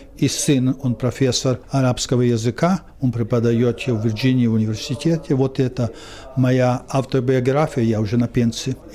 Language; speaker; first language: Russian; early bilingual, heritage; Russian